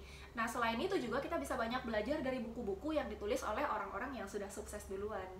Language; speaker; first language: Indonesian; native; Indonesian